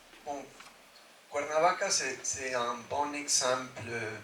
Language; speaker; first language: French; non-native, fluent; Spanish